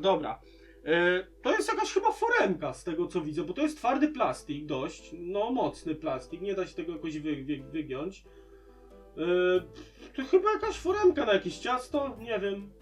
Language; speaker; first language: Polish; native; Polish